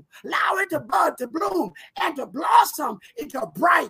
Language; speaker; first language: English; native; English